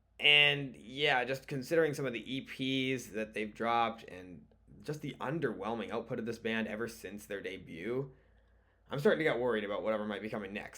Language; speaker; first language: English; native; English